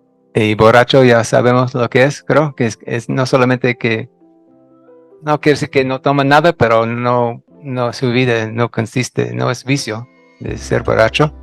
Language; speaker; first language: Spanish; non-native, fluent; English